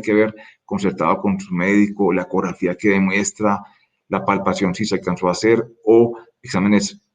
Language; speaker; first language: Spanish; native; Spanish